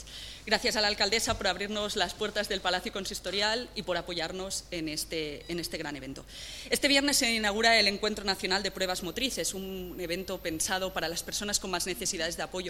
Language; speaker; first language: Spanish; native; Spanish